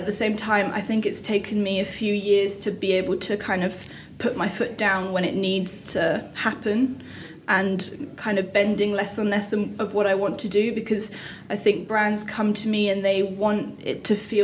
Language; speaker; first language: English; native; English